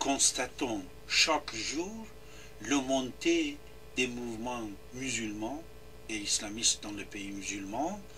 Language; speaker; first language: French; non-native, fluent; Persian